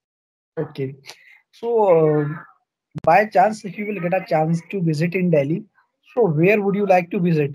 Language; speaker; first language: English; non-native, learner; Hindi